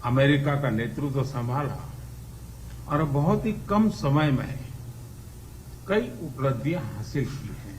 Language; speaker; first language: Hindi; native; Hindi